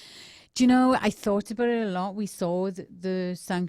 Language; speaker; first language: English; native; English